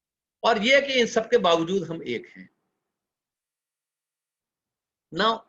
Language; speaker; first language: Hindi; native; Hindi